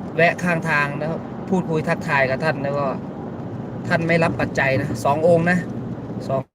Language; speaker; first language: Thai; native; Thai